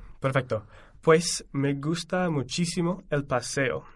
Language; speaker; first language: Spanish; non-native, fluent; English